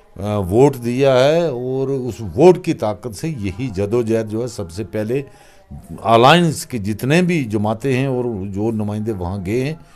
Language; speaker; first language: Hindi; non-native, local second language; Kashmiri